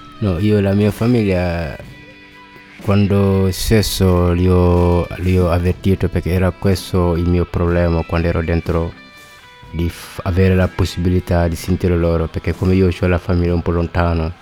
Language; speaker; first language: Italian; non-native, learner; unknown